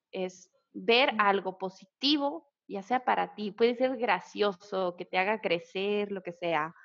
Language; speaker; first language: Spanish; non-native, fluent; English